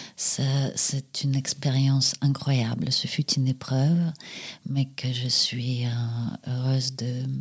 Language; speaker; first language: French; non-native, fluent; Russian